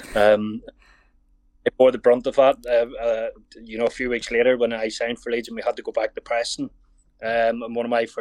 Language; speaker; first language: English; native; English